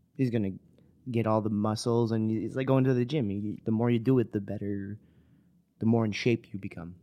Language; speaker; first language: English; non-native, local second language; French